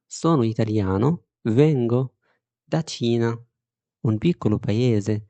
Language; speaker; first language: Italian; non-native, fluent; Arabic